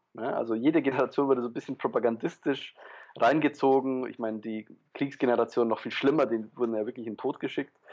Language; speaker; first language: German; early bilingual, other home language; Polish